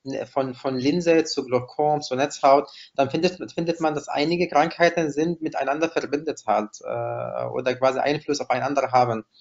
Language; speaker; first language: German; non-native, fluent; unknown